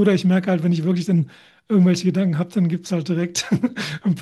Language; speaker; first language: German; native; German